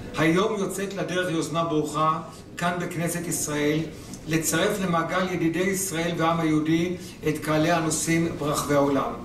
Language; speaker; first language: Hebrew; native; Hebrew